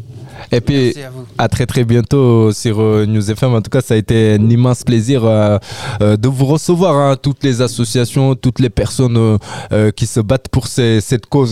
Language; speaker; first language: French; native; French